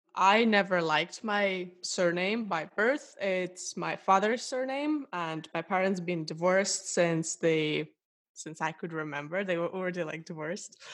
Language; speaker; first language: English; non-native, fluent; Russian